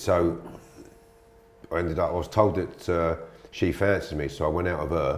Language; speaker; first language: English; native; English